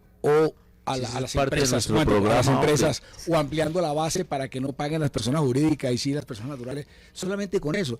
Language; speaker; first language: Spanish; native; Spanish